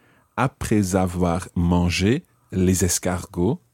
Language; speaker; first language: French; non-native, fluent; English